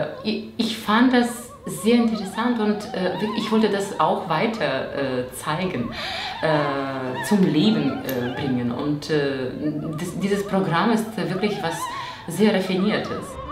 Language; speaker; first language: German; non-native, fluent; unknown